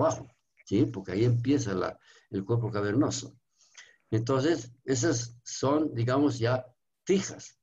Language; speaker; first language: Spanish; native; Spanish